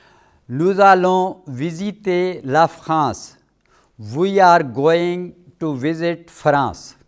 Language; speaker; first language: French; non-native, fluent; Urdu